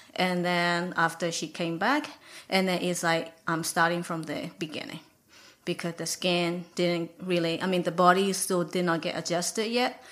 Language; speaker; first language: English; non-native, fluent; Burmese